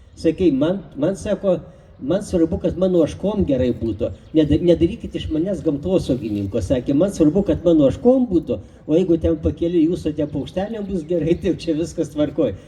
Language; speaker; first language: Lithuanian; native; Lithuanian